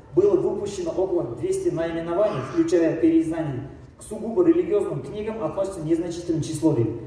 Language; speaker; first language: Russian; non-native, local second language; Kazakh